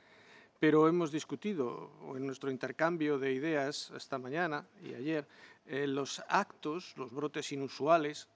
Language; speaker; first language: Spanish; native; Spanish